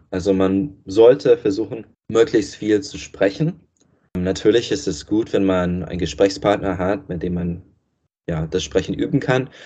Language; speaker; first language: German; non-native, fluent; English